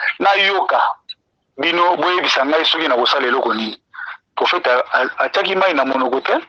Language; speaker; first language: Lingala; non-native, local second language; Kongo